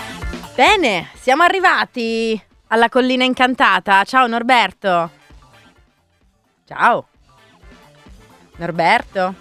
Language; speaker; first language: Italian; native; Italian